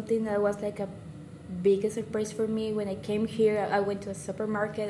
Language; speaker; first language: English; non-native, learner; Spanish